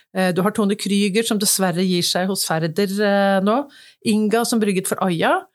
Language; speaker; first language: Norwegian; native; Norwegian